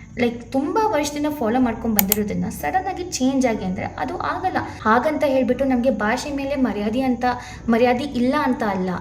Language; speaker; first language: Kannada; non-native, local second language; Telugu